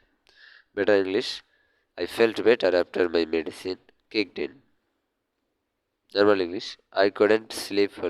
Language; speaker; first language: English; non-native, learner; Bangla